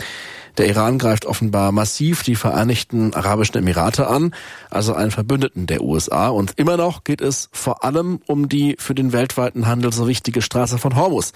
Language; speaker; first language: German; native; German